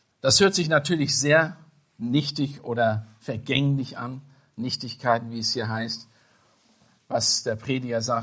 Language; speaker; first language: German; non-native, fluent; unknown